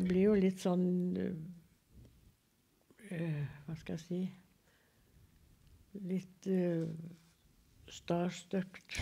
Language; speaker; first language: Norwegian; native; Norwegian